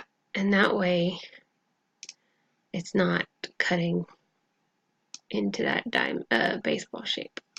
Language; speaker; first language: English; native; English